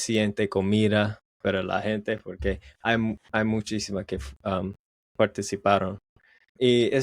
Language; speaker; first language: Spanish; non-native, learner; English